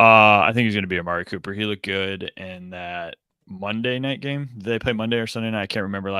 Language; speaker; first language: English; native; English